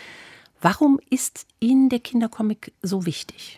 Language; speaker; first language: German; native; German